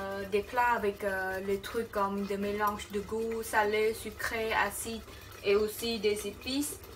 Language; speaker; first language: French; non-native, learner; Khmer